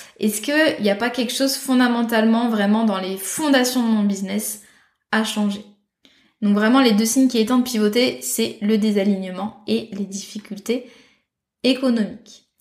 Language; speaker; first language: French; native; French